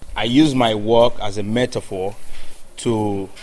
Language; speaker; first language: English; non-native, local second language; Yoruba